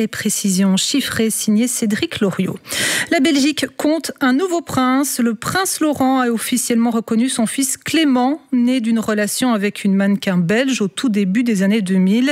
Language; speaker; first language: French; native; French